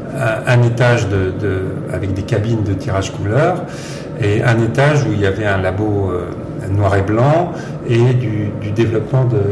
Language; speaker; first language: French; native; French